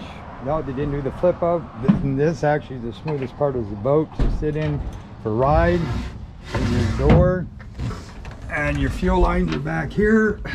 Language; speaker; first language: English; native; English